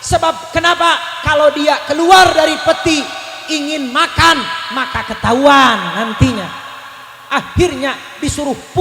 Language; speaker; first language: Indonesian; native; Indonesian